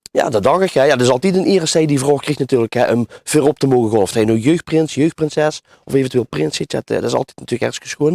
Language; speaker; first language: Dutch; native; Dutch